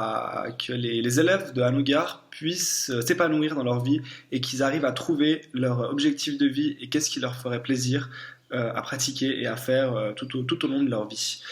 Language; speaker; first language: French; native; French